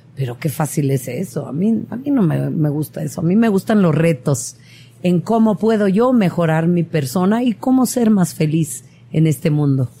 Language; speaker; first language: Spanish; native; Spanish